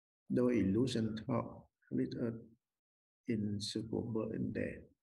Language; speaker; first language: English; non-native, learner; Vietnamese